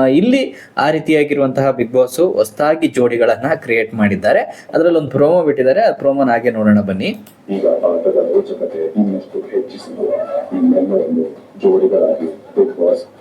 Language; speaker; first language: Kannada; native; Kannada